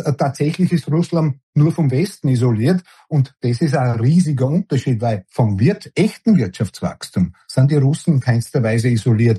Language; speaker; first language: German; native; German